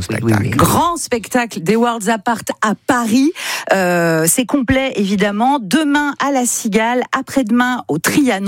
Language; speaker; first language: French; native; French